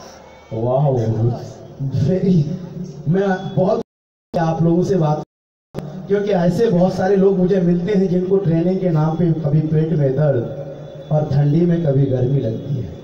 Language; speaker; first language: Hindi; native; Hindi